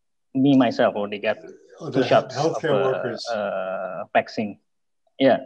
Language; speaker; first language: English; non-native, fluent; Indonesian